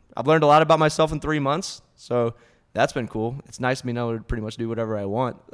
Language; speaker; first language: English; native; English